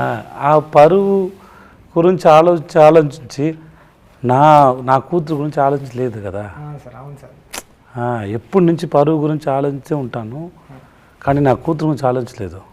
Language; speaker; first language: Telugu; non-native, learner; Tamil